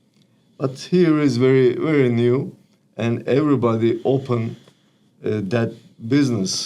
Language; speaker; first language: English; non-native, learner; Turkish